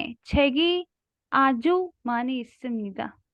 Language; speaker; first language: Korean; non-native, learner; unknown